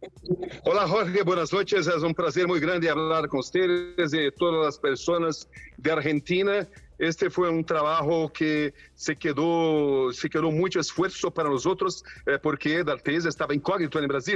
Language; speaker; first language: Spanish; non-native, fluent; Portuguese